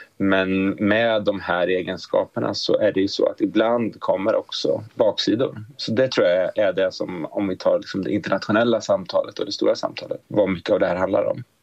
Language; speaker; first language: Swedish; native; Swedish